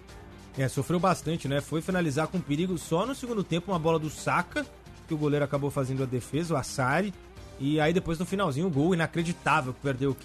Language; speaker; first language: Portuguese; native; Portuguese